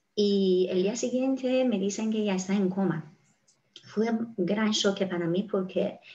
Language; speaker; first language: Spanish; non-native, fluent; Persian